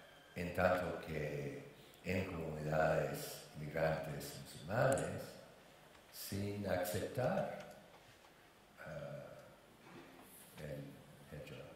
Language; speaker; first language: Spanish; non-native, fluent; English